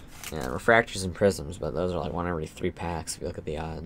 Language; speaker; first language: English; native; English